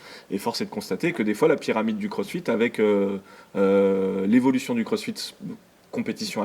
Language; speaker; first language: French; native; French